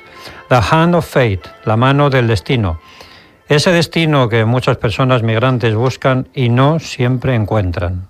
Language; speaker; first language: Spanish; native; Spanish